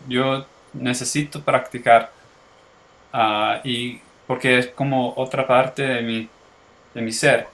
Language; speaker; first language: Spanish; early bilingual, heritage; English